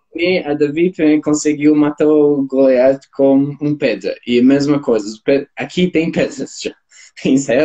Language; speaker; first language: Portuguese; non-native, fluent; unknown